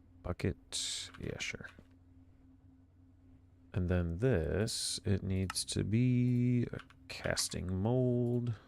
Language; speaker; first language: English; native; English